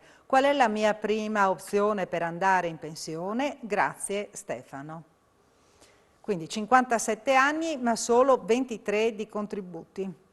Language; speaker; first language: Italian; native; Italian